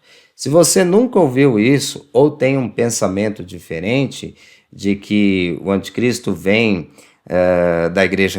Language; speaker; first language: Portuguese; native; Portuguese